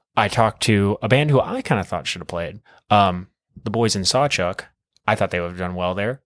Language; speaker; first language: English; native; English